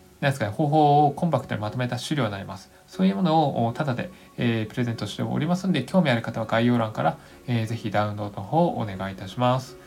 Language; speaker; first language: Japanese; native; Japanese